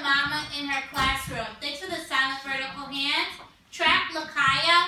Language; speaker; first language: English; native; English